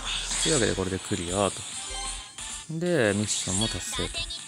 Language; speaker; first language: Japanese; native; Japanese